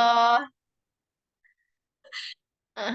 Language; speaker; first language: English; non-native, learner; Indonesian